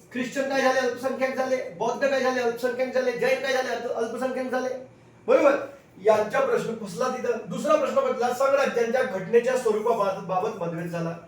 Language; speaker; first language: Marathi; non-native, local second language; Hindi